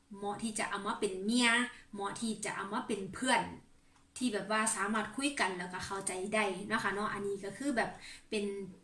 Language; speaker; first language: Thai; native; Thai